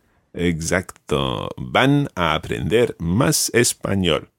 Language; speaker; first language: Spanish; non-native, fluent; English